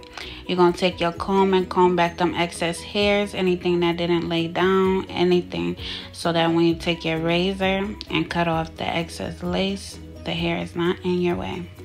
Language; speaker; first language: English; native; English